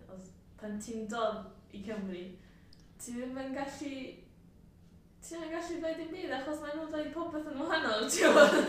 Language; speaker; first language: Welsh; non-native, learner; Spanish